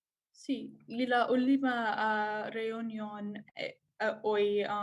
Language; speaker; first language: Spanish; non-native, learner; English